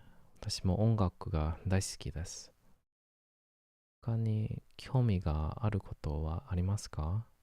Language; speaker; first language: Japanese; non-native, learner; English